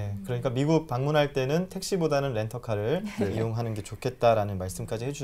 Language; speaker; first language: Korean; native; Korean